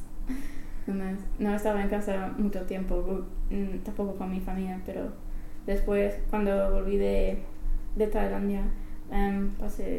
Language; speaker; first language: Spanish; non-native, learner; English